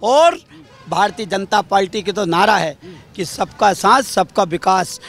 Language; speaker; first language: Hindi; native; Hindi